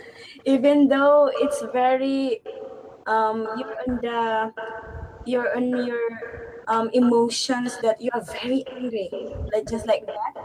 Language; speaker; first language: English; non-native, fluent; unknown